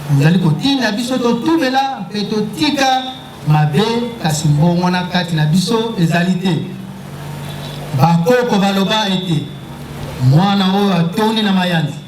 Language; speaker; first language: Lingala; non-native, local second language; Kongo